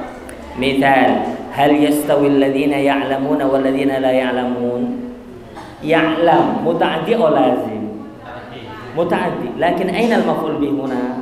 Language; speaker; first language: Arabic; non-native, fluent; Indonesian